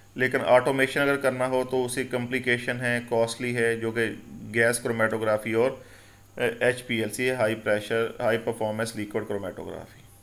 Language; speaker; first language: Urdu; non-native, local second language; Punjabi